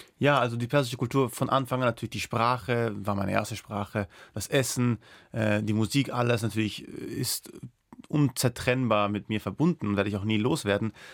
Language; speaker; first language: German; non-native, local second language; Persian